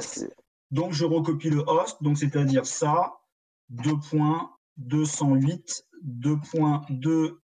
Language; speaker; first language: French; native; French